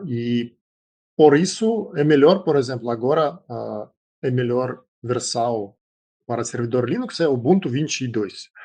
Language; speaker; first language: Portuguese; non-native, fluent; Russian